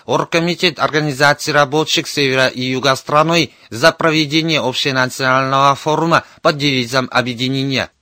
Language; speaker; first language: Russian; non-native, fluent; Korean